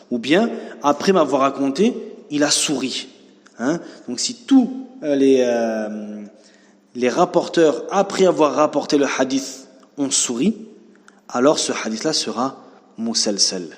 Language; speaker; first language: French; native; French